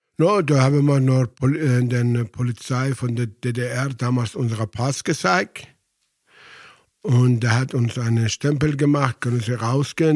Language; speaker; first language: German; non-native, fluent; Persian